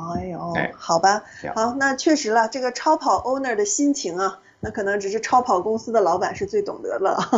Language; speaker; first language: Chinese; native; Chinese